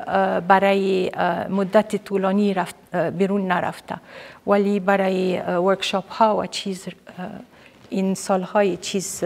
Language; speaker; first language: Persian; non-native, fluent; Arabic